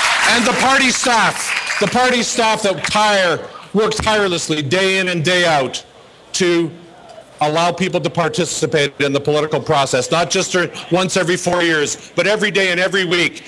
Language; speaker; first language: English; native; English